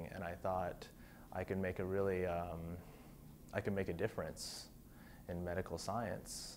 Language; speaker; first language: English; native; English